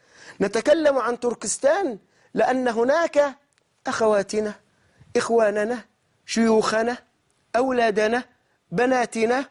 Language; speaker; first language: Arabic; native; Arabic